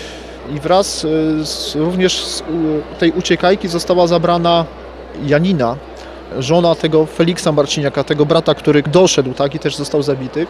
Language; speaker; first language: Polish; native; Polish